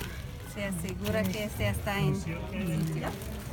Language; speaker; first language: Spanish; non-native, fluent; English